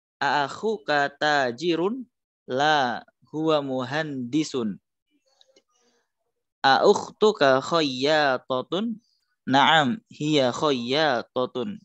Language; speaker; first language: Arabic; non-native, learner; Indonesian